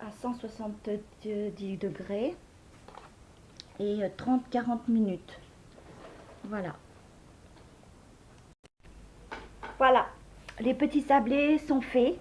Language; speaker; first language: French; native; French